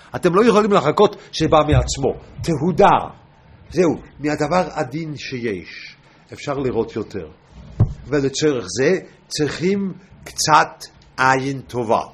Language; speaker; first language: Hebrew; non-native, fluent; English